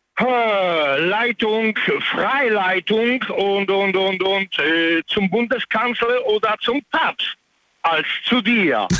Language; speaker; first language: German; non-native, learner; Polish